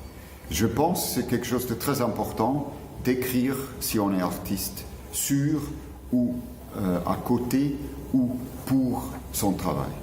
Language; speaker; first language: French; non-native, local second language; German